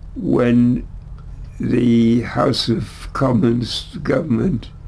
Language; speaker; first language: English; early bilingual, other home language; German